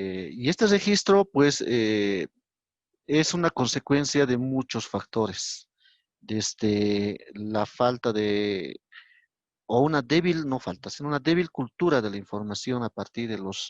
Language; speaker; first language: Spanish; native; Spanish